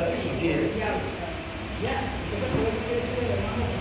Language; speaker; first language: Spanish; native; Spanish